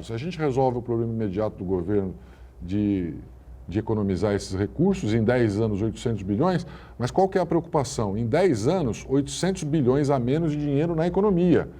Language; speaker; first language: Portuguese; native; Portuguese